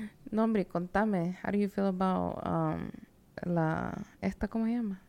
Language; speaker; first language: Spanish; early bilingual, heritage; Spanish